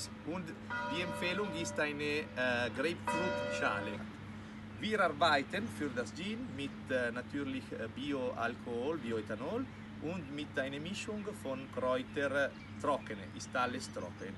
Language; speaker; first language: German; non-native, local second language; Italian